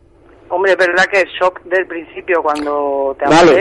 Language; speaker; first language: Spanish; native; Spanish